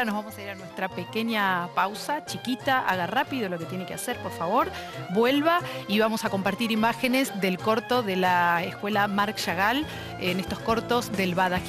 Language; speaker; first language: Spanish; native; Spanish